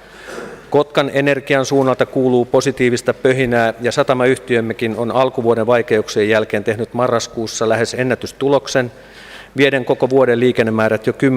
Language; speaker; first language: Finnish; native; Finnish